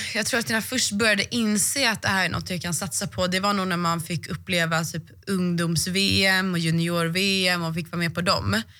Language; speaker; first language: Swedish; native; Swedish